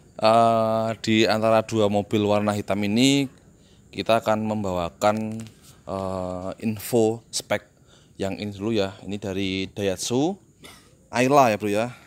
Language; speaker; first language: Indonesian; non-native, local second language; Javanese